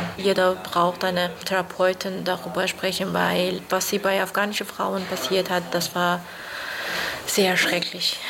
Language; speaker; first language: German; non-native, learner; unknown